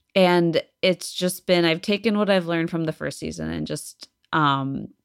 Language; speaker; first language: English; native; English